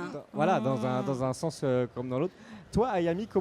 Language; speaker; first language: French; native; French